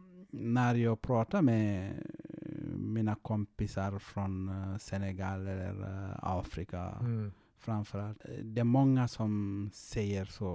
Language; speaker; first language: Swedish; non-native, fluent; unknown